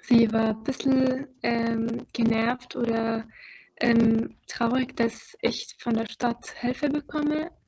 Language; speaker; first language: German; non-native, fluent; Arabic